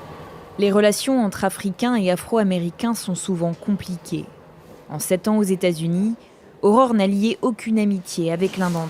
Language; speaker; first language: French; native; French